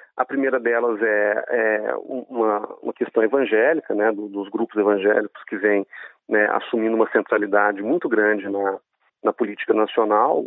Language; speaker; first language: Portuguese; non-native, fluent; Hebrew